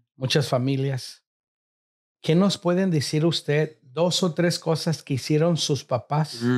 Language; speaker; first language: Spanish; early bilingual, heritage; Spanish